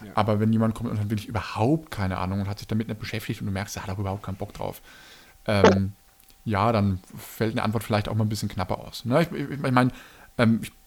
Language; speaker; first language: German; native; German